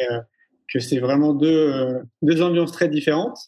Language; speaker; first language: French; native; French